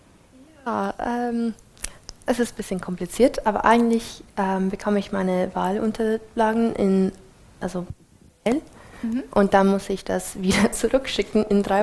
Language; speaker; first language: German; non-native, fluent; English